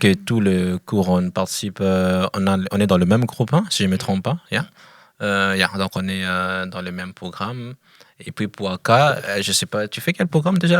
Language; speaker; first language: French; non-native, local second language; Lingala